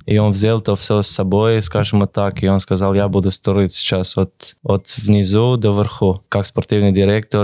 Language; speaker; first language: Russian; non-native, learner; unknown